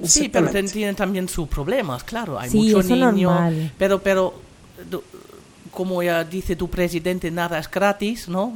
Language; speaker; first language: Spanish; non-native, fluent; German